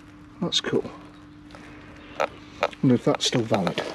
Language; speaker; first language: English; native; English